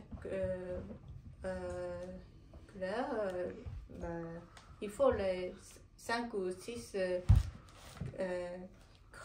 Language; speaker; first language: French; non-native, learner; Japanese